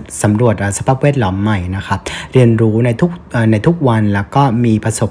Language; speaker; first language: Thai; non-native, fluent; Vietnamese